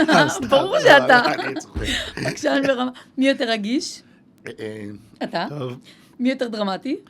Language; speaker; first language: Hebrew; native; Hebrew